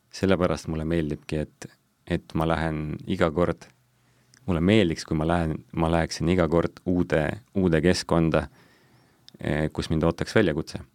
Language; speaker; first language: Estonian; non-native, local second language; Russian